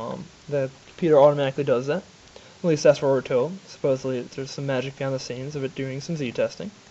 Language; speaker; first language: English; native; English